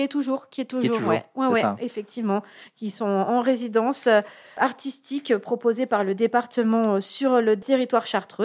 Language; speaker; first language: French; native; French